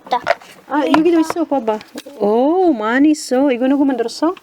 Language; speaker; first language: Korean; non-native, learner; Filipino